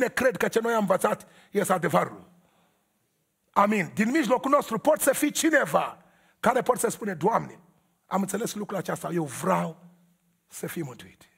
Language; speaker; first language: Romanian; non-native, learner; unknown